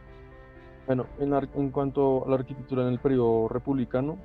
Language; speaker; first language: Spanish; native; Spanish